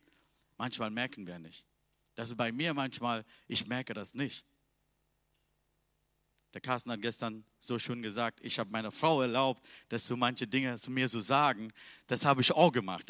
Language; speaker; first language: German; non-native, learner; Tamil